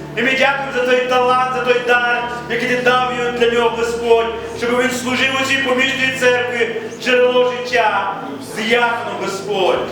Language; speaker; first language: Ukrainian; native; Ukrainian